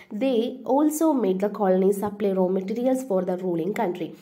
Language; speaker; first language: English; non-native, local second language; Malayalam